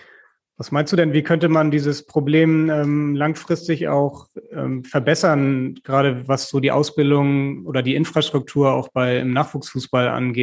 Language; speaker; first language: German; native; German